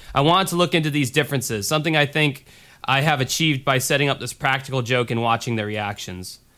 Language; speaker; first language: English; native; English